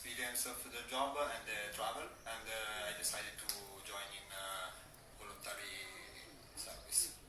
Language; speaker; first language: English; non-native, learner; Italian